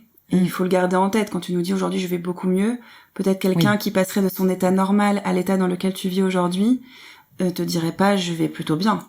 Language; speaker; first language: French; native; French